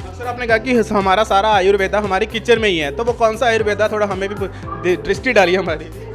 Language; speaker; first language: Hindi; non-native, local second language; Punjabi